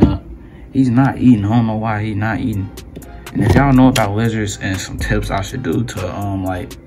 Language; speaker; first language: English; native; English